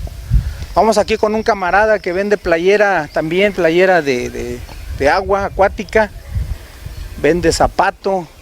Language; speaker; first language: Spanish; native; Spanish